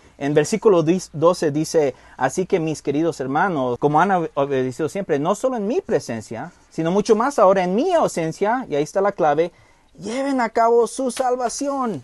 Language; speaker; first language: Spanish; early bilingual, heritage; Spanish